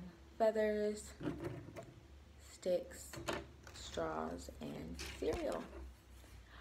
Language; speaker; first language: English; native; English